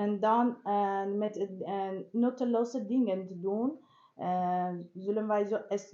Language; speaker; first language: Dutch; non-native, learner; Persian